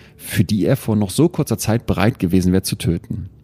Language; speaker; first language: German; native; German